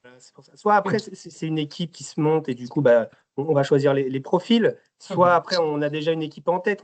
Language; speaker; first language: French; native; French